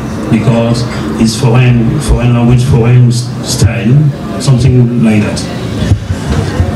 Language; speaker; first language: English; non-native, local second language; French